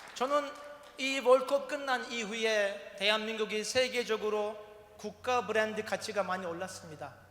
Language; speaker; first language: Korean; non-native, fluent; Turkish